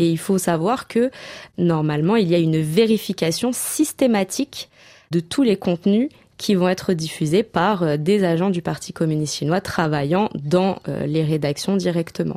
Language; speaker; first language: French; native; French